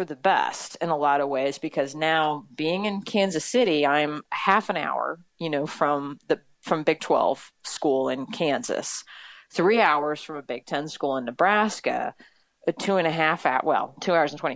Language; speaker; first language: English; native; English